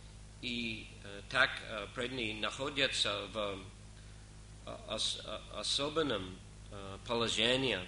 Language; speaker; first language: Russian; non-native, fluent; English